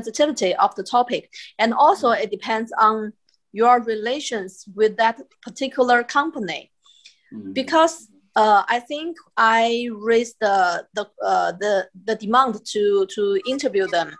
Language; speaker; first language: English; non-native, fluent; Chinese